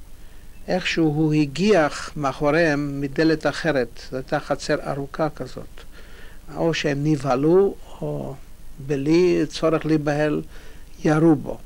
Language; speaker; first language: Hebrew; non-native, fluent; Polish